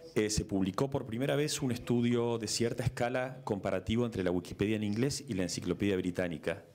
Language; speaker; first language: Spanish; native; Spanish